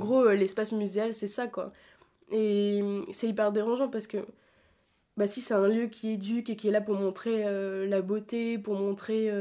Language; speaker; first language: French; native; French